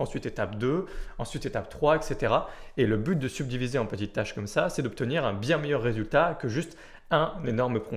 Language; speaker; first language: French; native; French